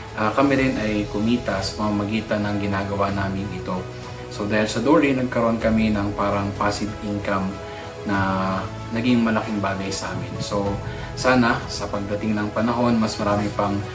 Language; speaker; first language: Filipino; non-native, local second language; Bikol